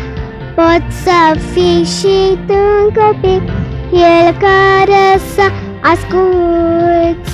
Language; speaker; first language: Romanian; early bilingual, heritage; Romanian